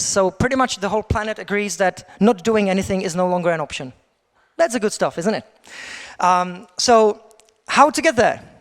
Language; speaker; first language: English; non-native, fluent; Czech